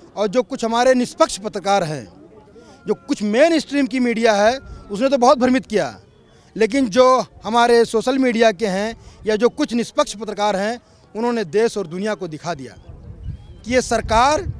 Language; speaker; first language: Hindi; native; Hindi